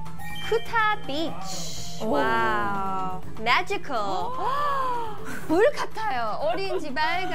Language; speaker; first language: Korean; non-native, learner; English